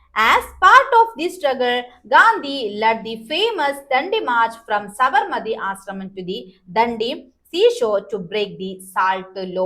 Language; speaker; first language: English; non-native, local second language; Malayalam